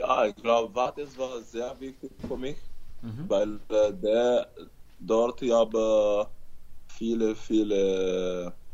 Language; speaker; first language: German; non-native, learner; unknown